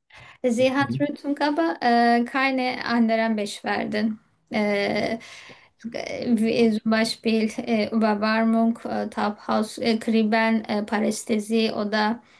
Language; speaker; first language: German; non-native, learner; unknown